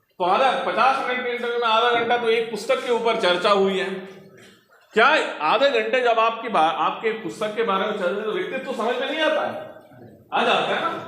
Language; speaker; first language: Hindi; non-native, local second language; Telugu